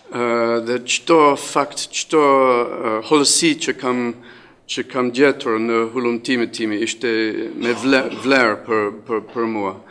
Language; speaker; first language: Albanian; non-native, fluent; English